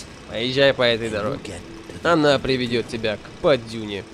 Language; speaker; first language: Russian; native; Russian